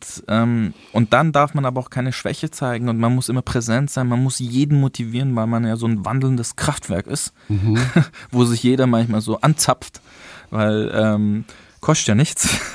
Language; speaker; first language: German; early bilingual, other home language; Turkish